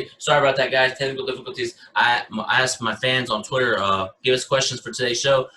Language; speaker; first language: English; native; English